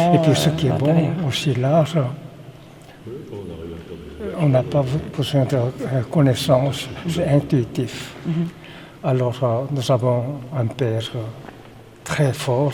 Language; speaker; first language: French; non-native, fluent; Korean